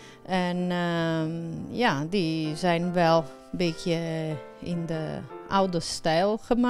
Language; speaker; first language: Dutch; early bilingual, heritage; Italian